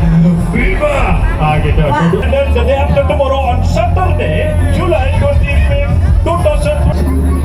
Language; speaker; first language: English; non-native, learner; Indonesian